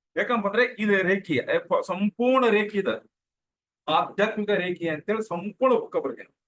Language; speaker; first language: Kannada; non-native, local second language; Telugu